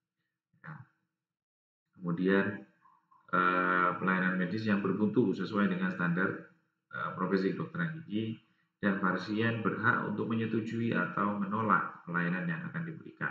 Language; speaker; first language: Indonesian; native; Indonesian